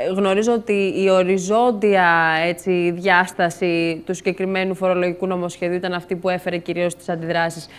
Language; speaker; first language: Greek; native; Greek